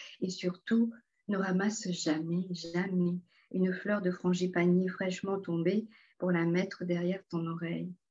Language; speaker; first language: French; non-native, local second language; Morisyen